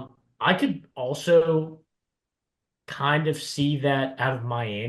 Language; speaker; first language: English; native; English